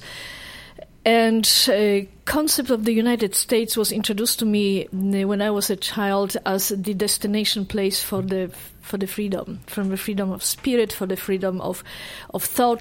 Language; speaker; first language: English; non-native, fluent; Polish